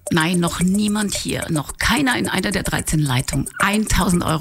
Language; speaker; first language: German; native; German